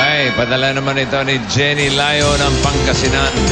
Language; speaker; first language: Filipino; native; Filipino